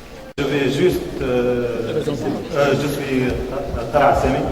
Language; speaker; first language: French; non-native, local second language; Arabic